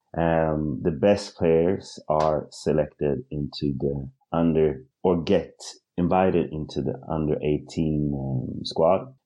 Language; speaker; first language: English; early bilingual, other home language; Swedish